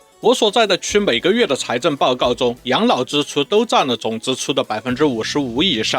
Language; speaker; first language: Chinese; native; Chinese